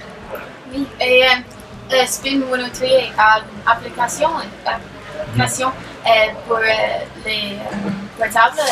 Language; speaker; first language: French; non-native, learner; English